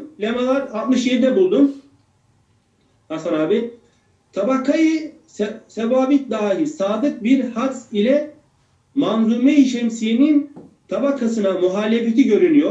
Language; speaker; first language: Turkish; native; Turkish